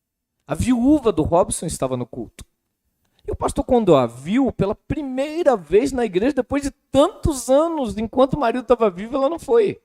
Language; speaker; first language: Portuguese; native; Portuguese